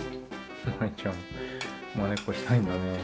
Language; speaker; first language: Japanese; native; Japanese